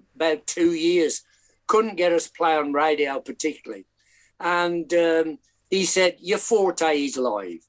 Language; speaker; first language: English; native; English